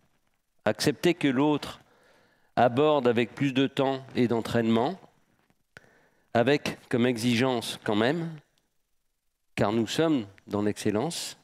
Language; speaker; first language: French; native; French